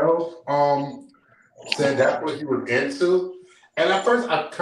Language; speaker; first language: English; native; English